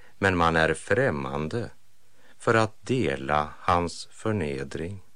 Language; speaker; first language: Swedish; native; Swedish